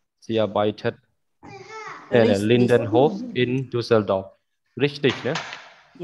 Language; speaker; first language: German; non-native, fluent; Khmer